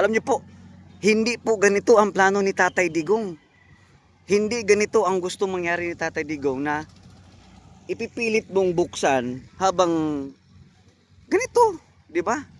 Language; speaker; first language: Filipino; non-native, local second language; Cebuano